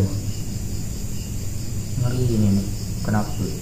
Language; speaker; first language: Indonesian; non-native, local second language; Malay